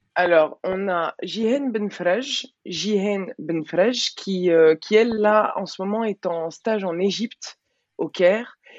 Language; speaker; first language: French; early bilingual, other home language; Arabic